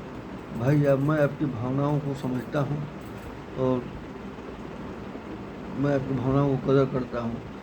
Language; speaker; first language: Hindi; native; Hindi